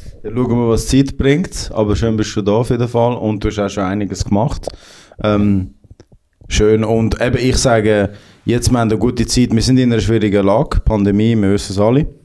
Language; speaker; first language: German; native; German